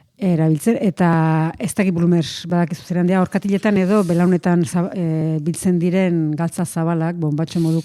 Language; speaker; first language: Basque; native; Basque